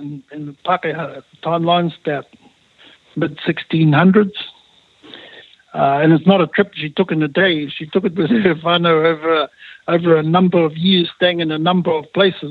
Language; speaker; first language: English; native; English